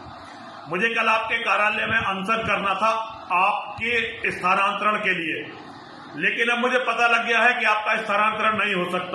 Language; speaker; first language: Hindi; native; Hindi